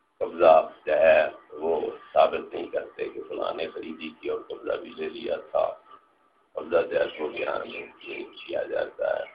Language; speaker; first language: Urdu; non-native, local second language; Punjabi